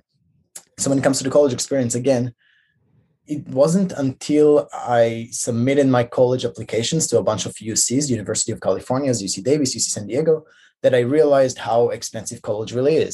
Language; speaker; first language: English; non-native, fluent; Hebrew